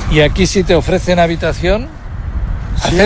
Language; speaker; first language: Spanish; native; Spanish